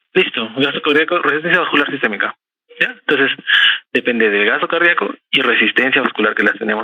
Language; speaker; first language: Spanish; native; Spanish